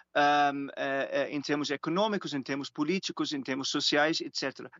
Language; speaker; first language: Portuguese; non-native, fluent; German